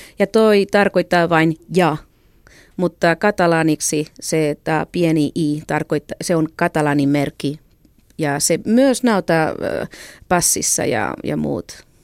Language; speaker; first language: Finnish; non-native, fluent; Catalan